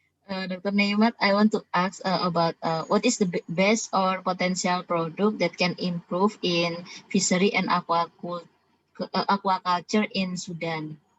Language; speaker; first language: English; non-native, learner; Indonesian